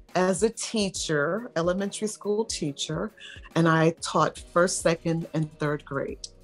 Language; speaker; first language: English; native; English